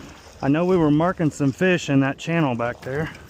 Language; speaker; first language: English; native; English